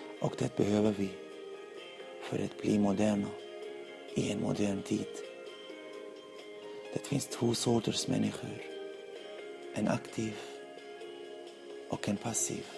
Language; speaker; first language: Swedish; non-native, learner; Arabic